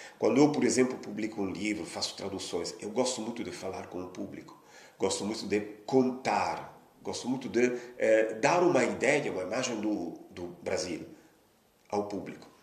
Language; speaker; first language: Portuguese; non-native, fluent; Italian